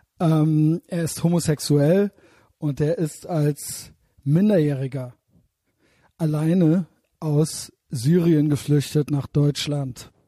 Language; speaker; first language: German; native; German